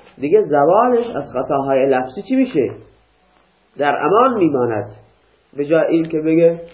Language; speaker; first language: Persian; native; Persian